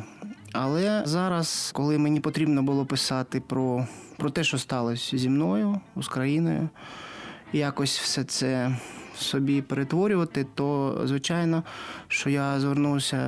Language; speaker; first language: Ukrainian; non-native, local second language; Russian